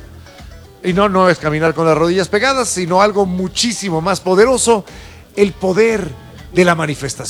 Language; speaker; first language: Spanish; native; Spanish